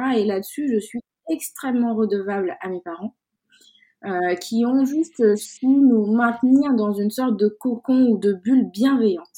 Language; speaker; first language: French; non-native, local second language; Wolof